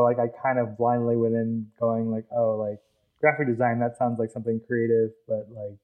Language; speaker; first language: English; native; English